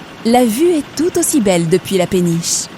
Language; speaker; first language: French; native; French